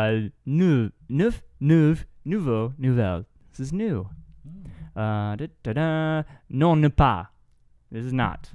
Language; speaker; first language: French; non-native, learner; English